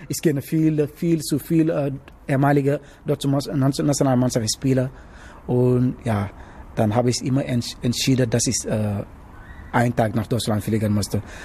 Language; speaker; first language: German; non-native, learner; Wolof